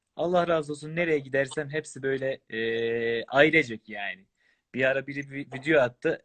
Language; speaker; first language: Turkish; native; Turkish